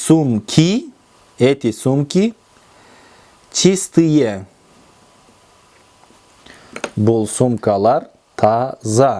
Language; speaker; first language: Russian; non-native, local second language; Kyrgyz